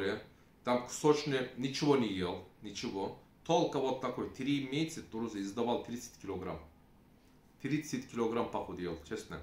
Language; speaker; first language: Russian; non-native, learner; Turkish